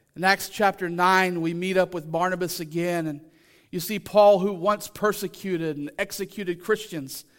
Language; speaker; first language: English; native; English